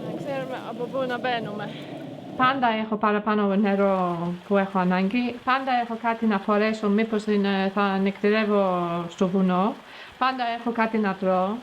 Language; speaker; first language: Greek; non-native, fluent; English